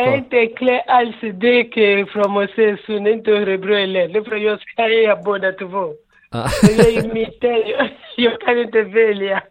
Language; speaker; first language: Swedish; non-native, learner; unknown